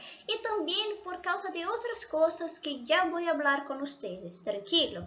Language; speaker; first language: Spanish; non-native, fluent; Portuguese